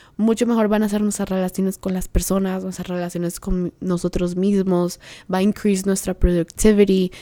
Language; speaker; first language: Spanish; early bilingual, heritage; Spanish